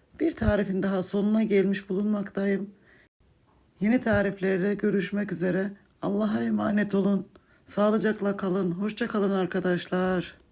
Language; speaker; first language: Turkish; native; Turkish